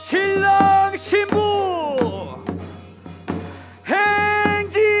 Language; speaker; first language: Korean; native; Korean